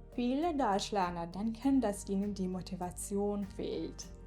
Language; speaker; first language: German; non-native, fluent; Ukrainian